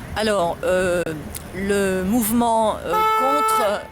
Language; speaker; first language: French; native; French